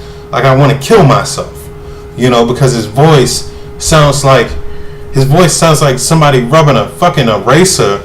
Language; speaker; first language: English; native; English